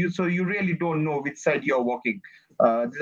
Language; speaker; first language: English; non-native, local second language; Nepali